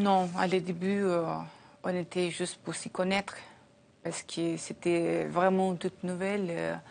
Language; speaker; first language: French; non-native, learner; Portuguese